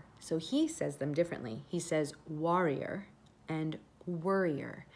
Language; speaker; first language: English; native; English